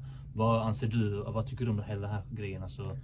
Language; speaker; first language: Swedish; native; Swedish